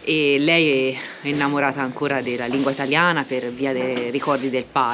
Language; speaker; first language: Italian; native; Italian